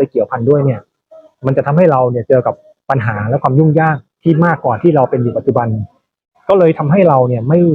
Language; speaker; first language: Thai; native; Thai